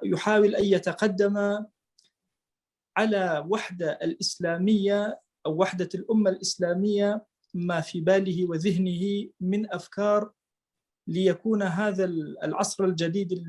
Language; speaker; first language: Arabic; non-native, local second language; Kurdish